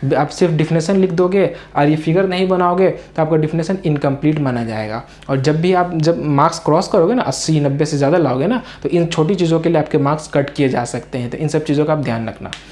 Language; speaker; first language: Hindi; non-native, local second language; Urdu